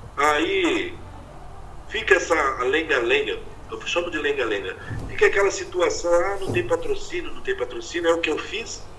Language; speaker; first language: Portuguese; native; Portuguese